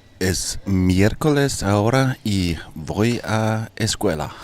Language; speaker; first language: Spanish; non-native, learner; Danish